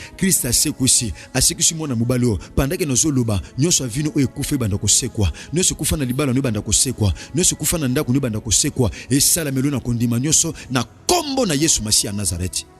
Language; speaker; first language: Lingala; native; Lingala